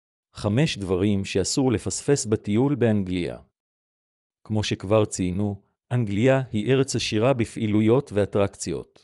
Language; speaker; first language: Hebrew; native; Hebrew